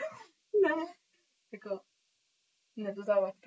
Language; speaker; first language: Czech; early bilingual, heritage; Czech